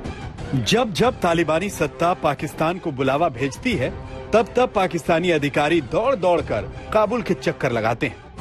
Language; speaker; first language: Hindi; native; Hindi